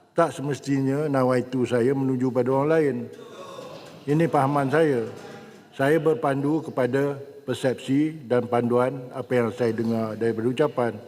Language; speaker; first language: Malay; native; Malay